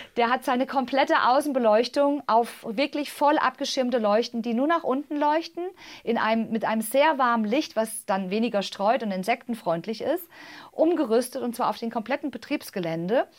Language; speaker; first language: German; native; German